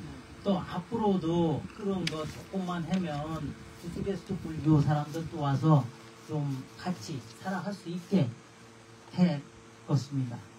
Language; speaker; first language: Korean; non-native, fluent; Bangla